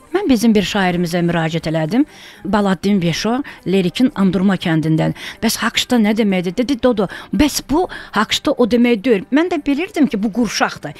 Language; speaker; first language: Azerbaijani; non-native, local second language; Talysh